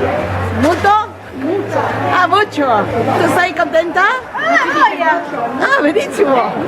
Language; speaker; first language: Italian; non-native, learner; Spanish